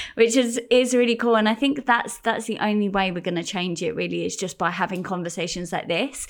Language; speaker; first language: English; native; English